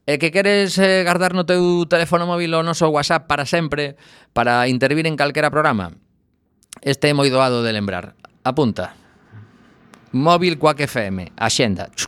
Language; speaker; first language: Galician; native; Galician